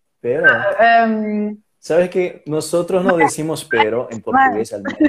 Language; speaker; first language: Spanish; non-native, fluent; Portuguese